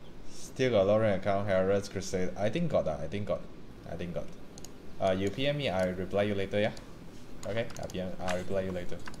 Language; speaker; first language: English; non-native, local second language; Chinese